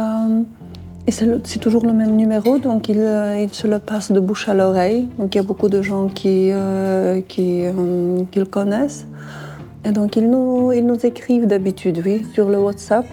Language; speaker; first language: French; non-native, fluent; Polish